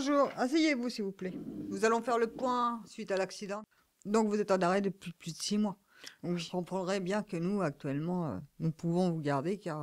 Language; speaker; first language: French; native; French